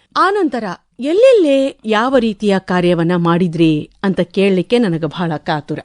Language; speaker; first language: Kannada; native; Kannada